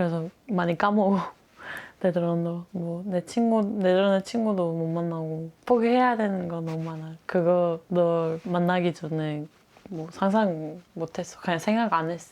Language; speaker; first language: Korean; non-native, fluent; Dutch